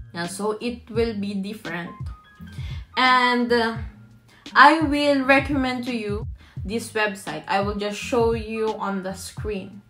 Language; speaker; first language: English; non-native, local second language; Filipino